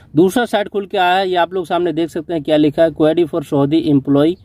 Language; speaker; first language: Hindi; native; Hindi